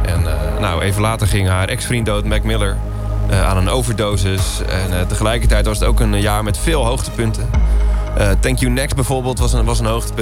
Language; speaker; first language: Dutch; native; Dutch